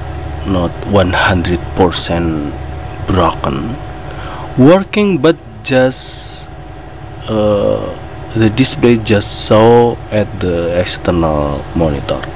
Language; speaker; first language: English; non-native, learner; Indonesian